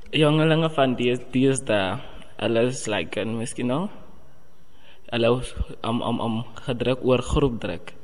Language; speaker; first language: Afrikaans; non-native, local second language; Xhosa